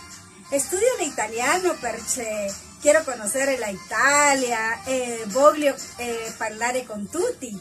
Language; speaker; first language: Italian; non-native, learner; Spanish